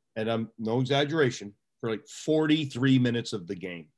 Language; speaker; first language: English; native; English